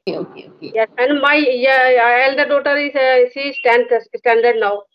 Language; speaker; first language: English; non-native, learner; Hindi